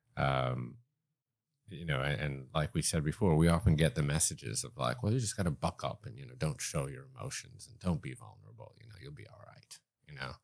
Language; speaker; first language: English; native; English